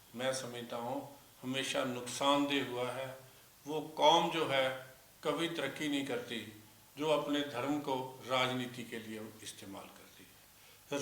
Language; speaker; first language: Hindi; non-native, local second language; Punjabi